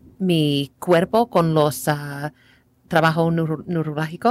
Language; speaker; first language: Spanish; non-native, learner; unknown